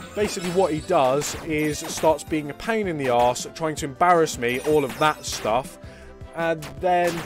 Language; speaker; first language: English; native; English